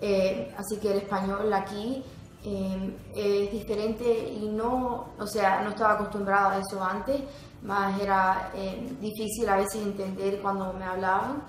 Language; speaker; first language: Spanish; early bilingual, heritage; Spanish